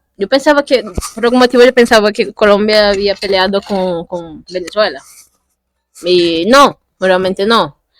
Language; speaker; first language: Spanish; non-native, fluent; Portuguese